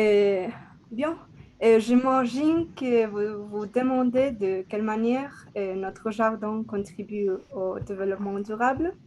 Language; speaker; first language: French; non-native, learner; Spanish